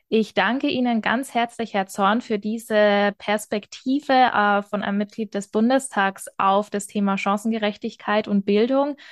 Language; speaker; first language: German; native; German